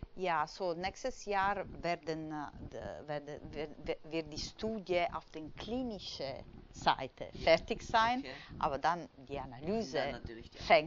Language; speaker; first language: German; non-native, fluent; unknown